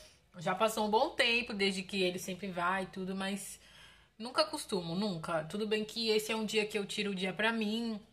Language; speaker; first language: Portuguese; native; Portuguese